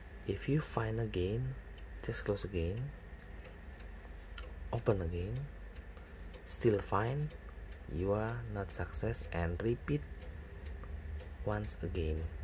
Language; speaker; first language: English; non-native, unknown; Indonesian